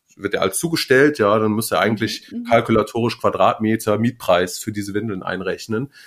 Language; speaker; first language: German; native; German